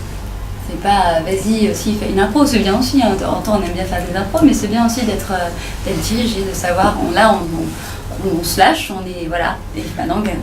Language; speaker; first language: French; native; French